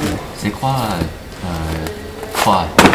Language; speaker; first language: French; non-native, learner; English